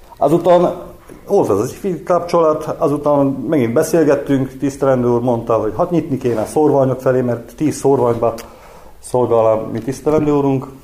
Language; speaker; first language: Hungarian; native; Hungarian